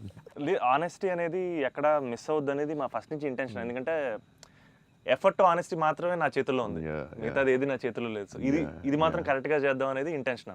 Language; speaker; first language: Telugu; native; Telugu